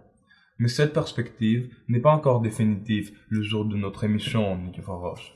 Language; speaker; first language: French; non-native, learner; Greek